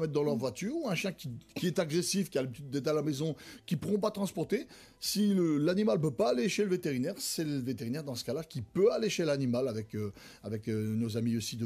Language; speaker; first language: French; native; French